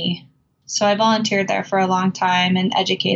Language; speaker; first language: English; native; English